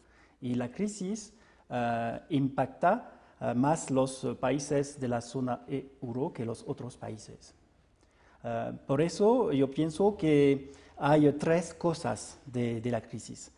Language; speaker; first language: Spanish; non-native, fluent; French